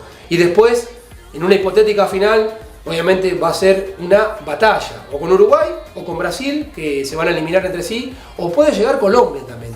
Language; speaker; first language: Spanish; native; Spanish